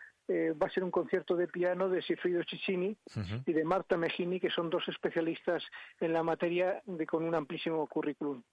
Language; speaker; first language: Spanish; native; Spanish